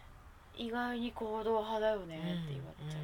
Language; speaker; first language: Japanese; native; Japanese